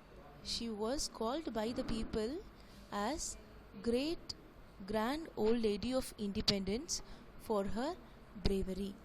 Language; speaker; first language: English; non-native, local second language; Tamil